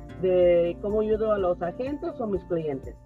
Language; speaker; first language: Spanish; early bilingual, heritage; Spanish